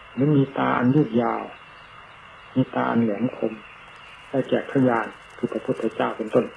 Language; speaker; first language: Thai; native; Thai